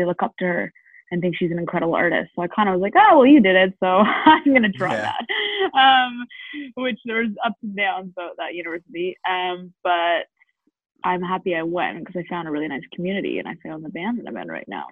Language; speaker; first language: English; native; English